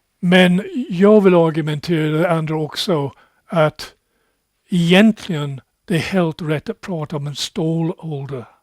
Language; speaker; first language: Swedish; non-native, fluent; English